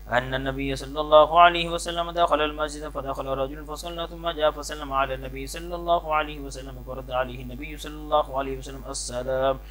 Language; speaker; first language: Arabic; non-native, fluent; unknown